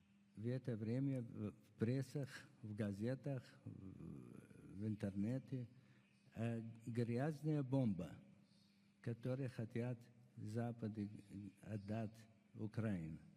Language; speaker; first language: Russian; non-native, fluent; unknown